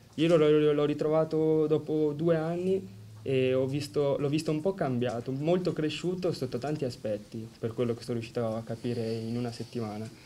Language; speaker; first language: Italian; native; Italian